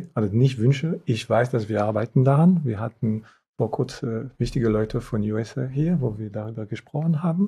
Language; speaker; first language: German; non-native, fluent; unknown